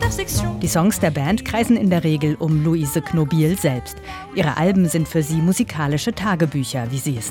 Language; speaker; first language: German; native; German